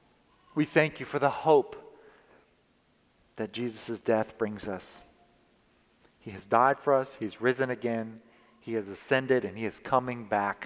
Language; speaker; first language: English; native; English